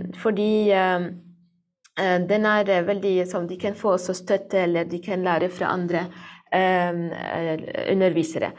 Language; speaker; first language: Norwegian; non-native, learner; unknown